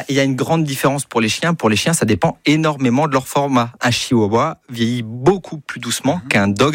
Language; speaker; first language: French; native; French